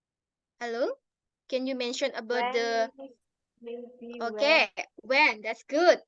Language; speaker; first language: English; non-native, learner; Indonesian